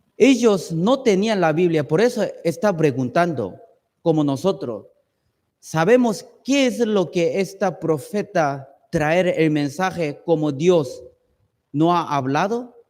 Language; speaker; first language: Spanish; non-native, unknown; Chinese